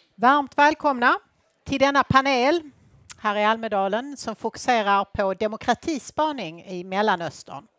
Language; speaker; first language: Swedish; native; Swedish